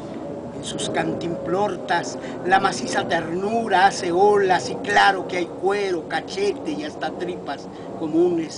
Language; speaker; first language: Spanish; native; Spanish